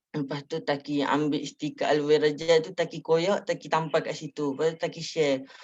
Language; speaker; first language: Malay; native; Malay